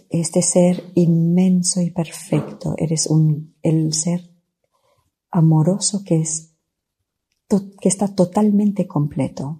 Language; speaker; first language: Spanish; non-native, fluent; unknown